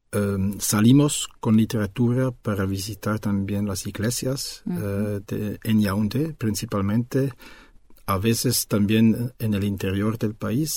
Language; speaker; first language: Spanish; non-native, fluent; French